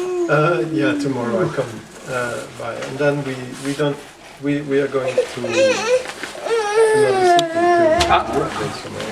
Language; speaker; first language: English; non-native, fluent; Swedish